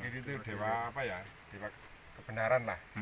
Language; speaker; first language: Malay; non-native, local second language; Javanese